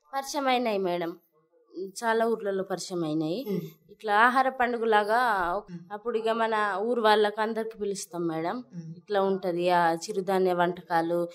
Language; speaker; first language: Telugu; non-native, local second language; Gondi